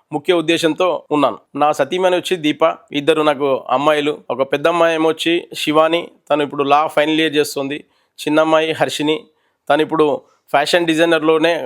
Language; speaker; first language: Telugu; native; Telugu